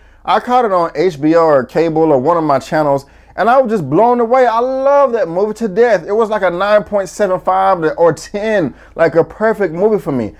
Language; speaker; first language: English; native; English